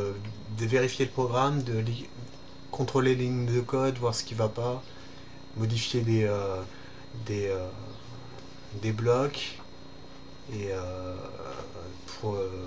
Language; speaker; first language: French; native; French